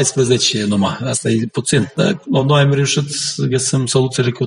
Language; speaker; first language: Romanian; non-native, local second language; Gagauz